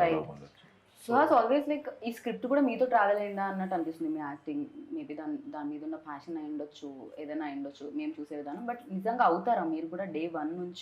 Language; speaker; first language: Telugu; native; Telugu